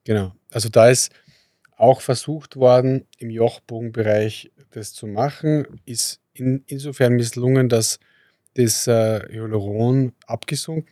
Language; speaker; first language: German; native; German